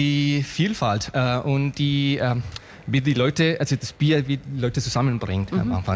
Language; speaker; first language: German; non-native, fluent; Spanish